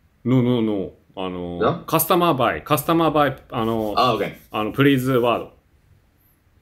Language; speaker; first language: English; non-native, learner; Japanese